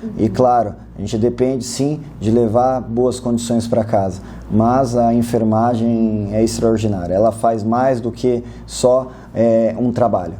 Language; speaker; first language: Portuguese; native; Portuguese